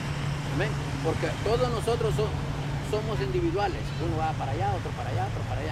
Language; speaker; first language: Spanish; native; Spanish